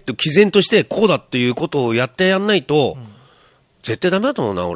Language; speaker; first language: Japanese; native; Japanese